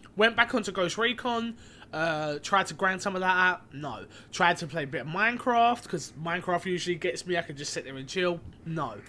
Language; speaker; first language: English; native; English